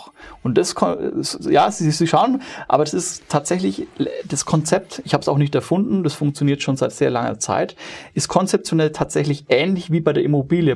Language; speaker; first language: German; native; German